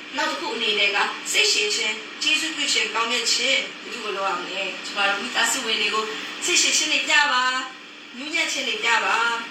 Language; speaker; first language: Burmese; non-native, local second language; Hakha Chin